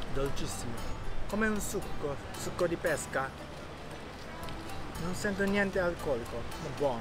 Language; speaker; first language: Italian; non-native, learner; Japanese